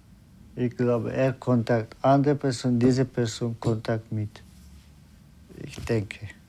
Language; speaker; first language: German; non-native, learner; Turkish